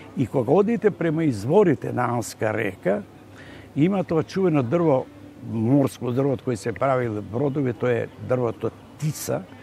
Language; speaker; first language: Macedonian; native; Macedonian